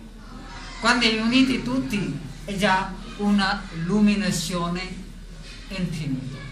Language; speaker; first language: Italian; non-native, learner; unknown